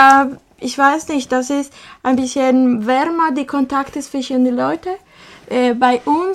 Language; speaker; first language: German; non-native, learner; Spanish